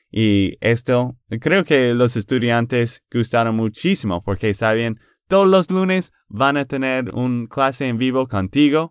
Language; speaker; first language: Spanish; non-native, fluent; English